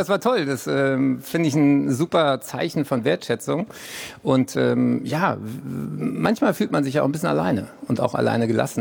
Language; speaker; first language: German; native; German